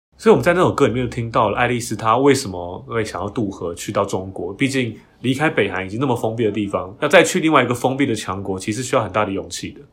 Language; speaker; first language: Chinese; native; Chinese